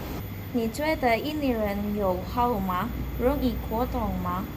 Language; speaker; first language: Chinese; non-native, learner; Indonesian